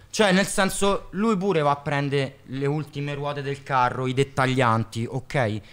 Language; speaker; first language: Italian; native; Italian